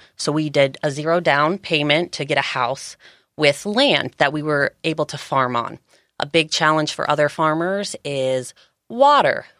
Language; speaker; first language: English; native; English